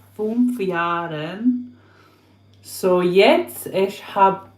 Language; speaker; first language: German; non-native, learner; English